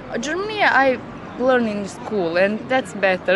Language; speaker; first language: English; non-native, learner; Bosnian